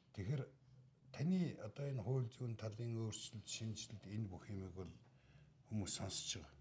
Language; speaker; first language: Mongolian; native; Mongolian